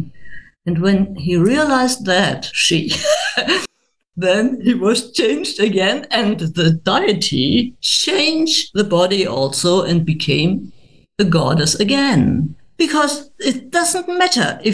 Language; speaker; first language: English; non-native, fluent; German